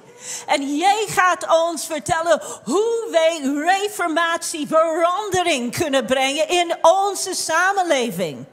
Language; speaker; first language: Dutch; non-native, fluent; English